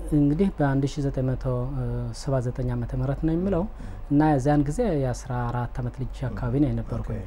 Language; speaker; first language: Amharic; non-native, local second language; Tigrinya